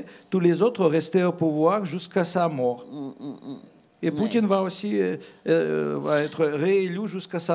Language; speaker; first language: French; non-native, fluent; Russian